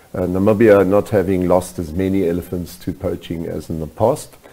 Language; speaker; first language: English; non-native, local second language; German